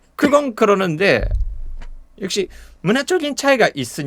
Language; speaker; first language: Korean; non-native, fluent; Japanese